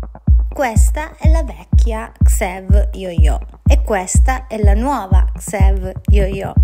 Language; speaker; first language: Italian; native; Italian